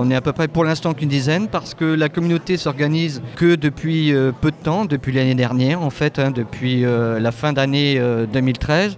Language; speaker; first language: French; native; French